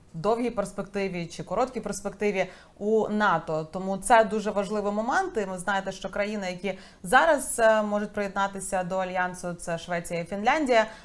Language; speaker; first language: Ukrainian; native; Ukrainian